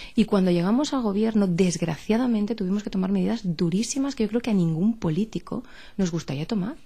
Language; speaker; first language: Spanish; native; Spanish